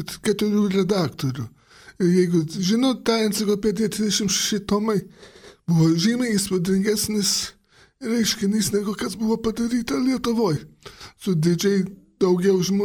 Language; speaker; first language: Lithuanian; early bilingual, heritage; Lithuanian